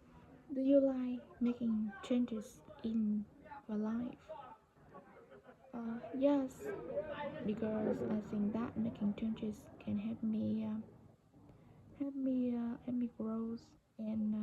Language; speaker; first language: English; non-native, learner; Vietnamese